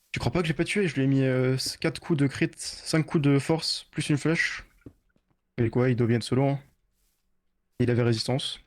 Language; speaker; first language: French; native; French